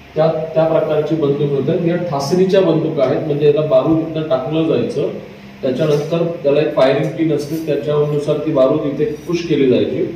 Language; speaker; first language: Marathi; native; Marathi